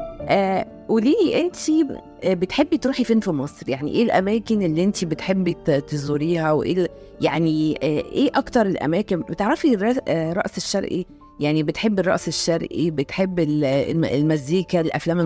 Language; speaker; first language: Arabic; native; Arabic